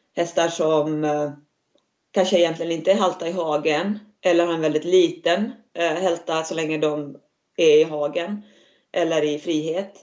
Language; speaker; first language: Swedish; native; Swedish